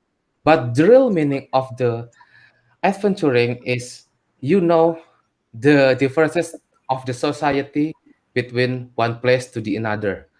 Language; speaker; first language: English; non-native, learner; Indonesian